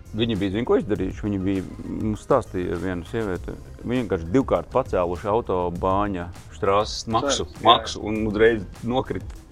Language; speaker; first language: Latvian; native; Latvian